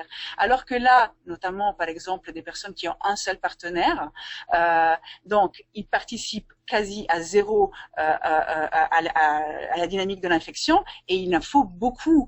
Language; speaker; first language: French; native; French